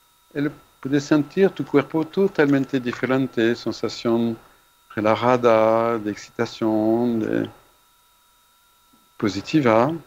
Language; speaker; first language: Spanish; non-native, fluent; French